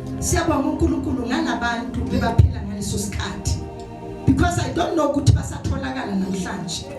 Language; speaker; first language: Zulu; non-native, local second language; Southern Sotho